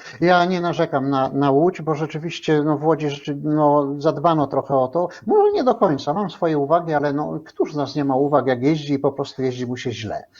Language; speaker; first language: Polish; native; Polish